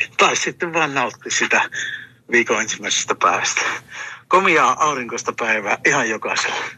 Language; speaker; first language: Finnish; native; Finnish